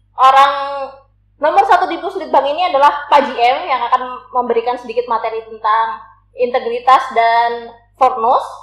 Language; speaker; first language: Indonesian; native; Indonesian